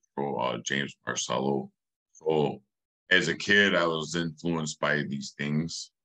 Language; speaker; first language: English; native; English